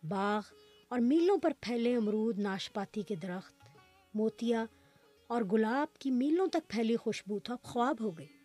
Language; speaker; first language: Urdu; native; Urdu